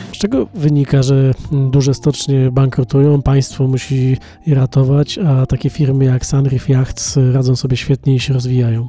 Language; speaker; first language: Polish; native; Polish